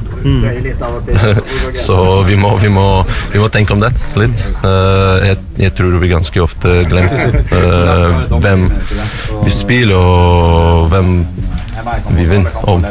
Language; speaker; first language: Norwegian; non-native, learner; Russian